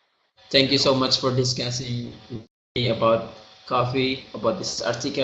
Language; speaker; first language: English; non-native, learner; Indonesian